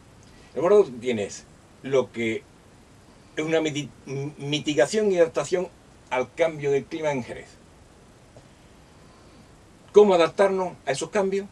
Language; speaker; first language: Spanish; native; Spanish